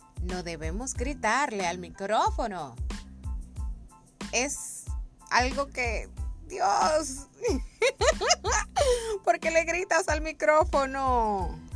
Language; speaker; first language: Spanish; native; Spanish